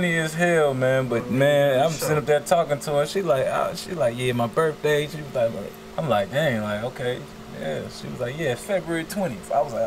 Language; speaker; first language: English; native; English